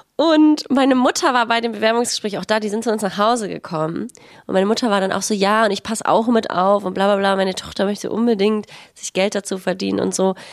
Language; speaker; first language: German; native; German